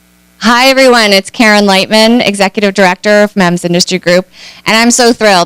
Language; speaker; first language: English; native; English